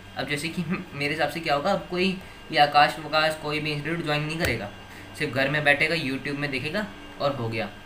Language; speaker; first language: Hindi; native; Hindi